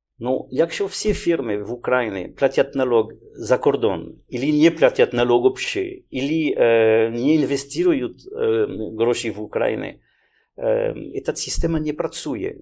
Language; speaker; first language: Ukrainian; non-native, learner; French